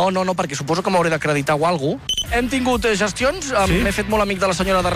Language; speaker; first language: Catalan; native; Catalan